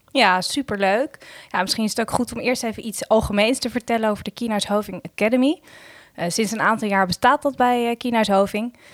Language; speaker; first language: Dutch; native; Dutch